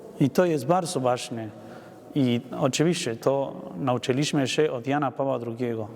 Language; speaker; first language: Polish; non-native, learner; Spanish